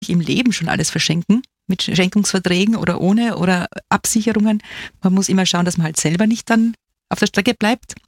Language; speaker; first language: German; native; German